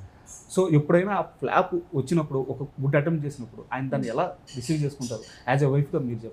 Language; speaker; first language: Telugu; native; Telugu